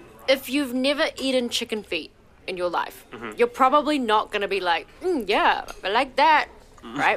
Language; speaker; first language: English; native; English